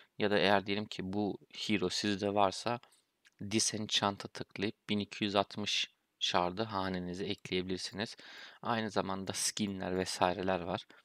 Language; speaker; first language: Turkish; early bilingual, heritage; Turkish